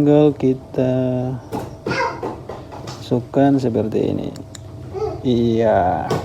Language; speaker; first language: Indonesian; native; Indonesian